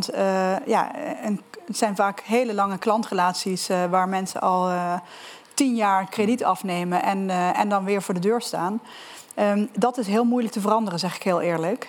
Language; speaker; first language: Dutch; native; Dutch